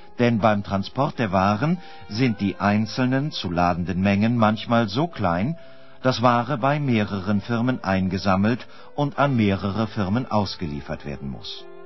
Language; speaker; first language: German; native; German